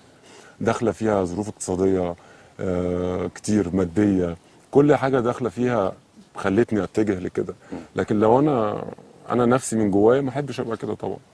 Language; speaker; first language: Arabic; native; Arabic